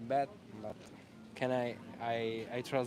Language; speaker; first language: English; non-native, learner; Italian